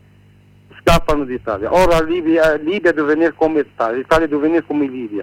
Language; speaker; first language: Italian; non-native, learner; Arabic